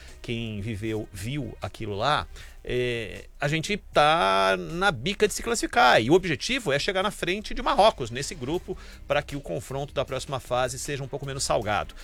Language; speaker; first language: Portuguese; native; Portuguese